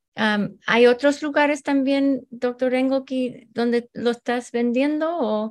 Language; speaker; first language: Spanish; early bilingual, heritage; Spanish